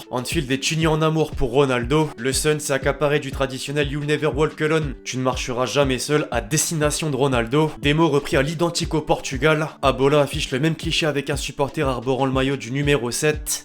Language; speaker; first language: French; native; French